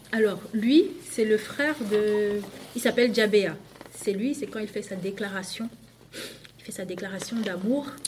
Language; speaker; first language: French; non-native, local second language; Duala